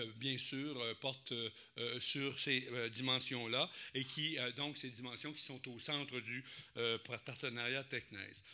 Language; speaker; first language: French; native; French